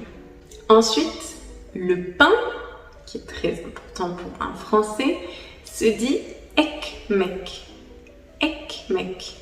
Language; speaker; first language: French; native; French